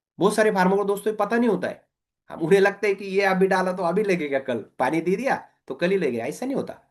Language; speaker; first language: Hindi; non-native, local second language; Marathi